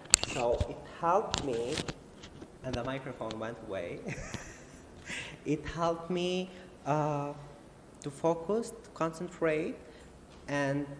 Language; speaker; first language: English; non-native, fluent; Albanian